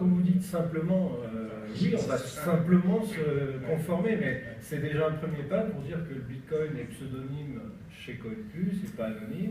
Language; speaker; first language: French; native; French